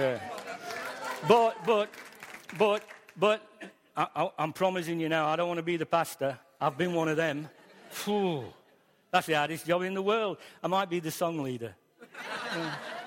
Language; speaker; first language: English; native; English